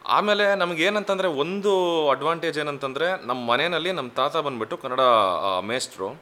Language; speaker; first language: Kannada; native; Kannada